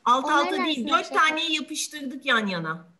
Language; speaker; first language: Turkish; native; Turkish